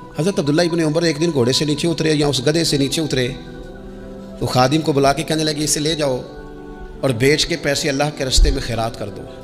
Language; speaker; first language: Urdu; non-native, local second language; Punjabi